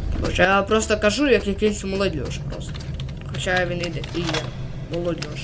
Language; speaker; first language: Ukrainian; non-native, local second language; Russian